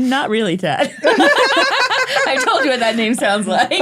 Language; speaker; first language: English; native; English